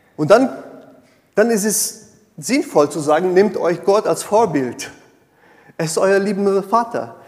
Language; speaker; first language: German; non-native, fluent; Portuguese